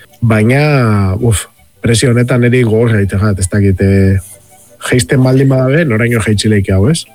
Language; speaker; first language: Basque; native; Basque